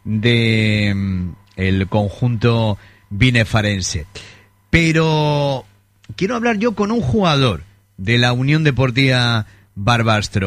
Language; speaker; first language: Spanish; native; Spanish